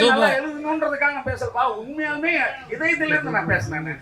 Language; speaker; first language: Tamil; native; Tamil